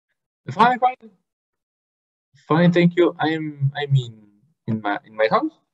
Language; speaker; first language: English; non-native, learner; Spanish